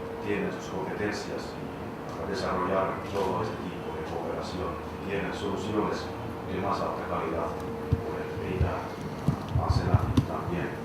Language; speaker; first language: Spanish; non-native, fluent; Finnish